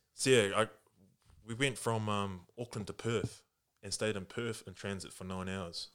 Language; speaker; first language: English; early bilingual, other home language; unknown